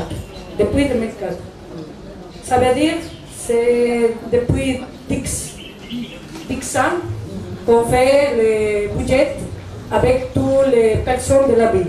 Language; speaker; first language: French; non-native, learner; Spanish